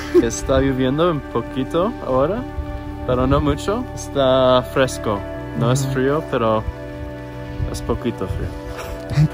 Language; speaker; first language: Spanish; non-native, learner; English